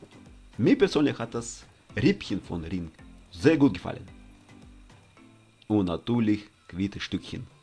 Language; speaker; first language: German; non-native, learner; Russian